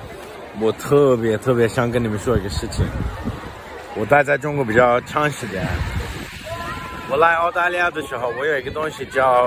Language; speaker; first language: Chinese; non-native, fluent; English